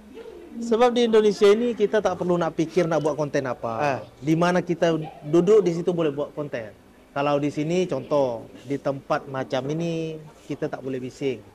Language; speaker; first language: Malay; early bilingual, heritage; Indonesian